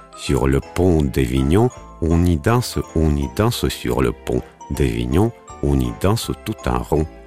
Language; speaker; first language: French; non-native, fluent; Russian